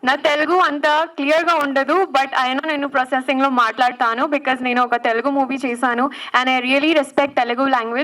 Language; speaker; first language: Telugu; non-native, learner; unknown